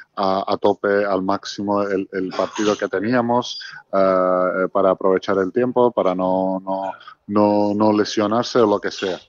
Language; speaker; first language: Spanish; non-native, fluent; Georgian